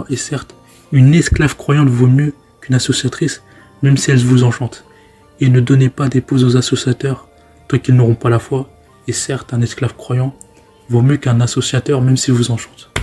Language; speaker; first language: French; native; French